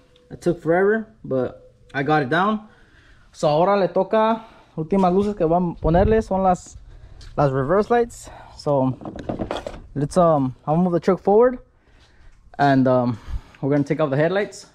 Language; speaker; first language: English; early bilingual, other home language; Spanish